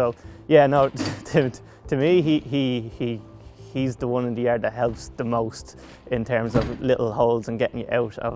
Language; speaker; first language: English; native; English